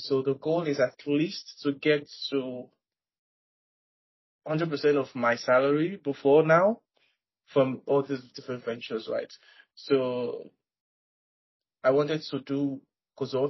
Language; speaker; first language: English; non-native, local second language; Yoruba